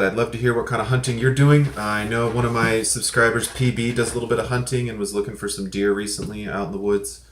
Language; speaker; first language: English; native; English